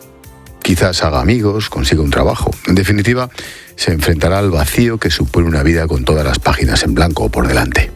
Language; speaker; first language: Spanish; native; Spanish